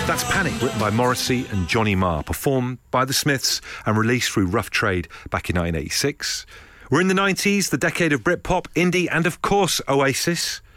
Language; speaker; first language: English; native; English